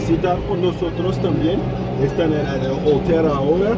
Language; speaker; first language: Spanish; non-native, learner; English